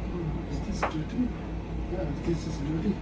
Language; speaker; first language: English; non-native, learner; Tibetan